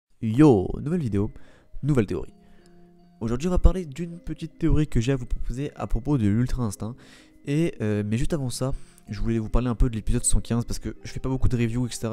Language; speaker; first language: French; native; French